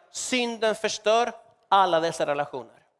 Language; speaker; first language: Swedish; non-native, fluent; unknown